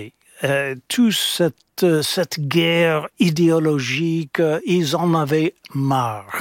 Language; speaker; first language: French; non-native, fluent; English